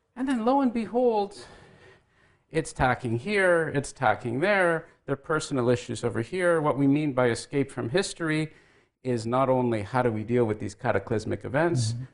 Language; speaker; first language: English; native; English